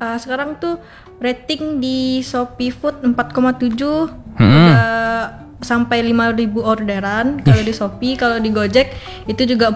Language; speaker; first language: Indonesian; native; Indonesian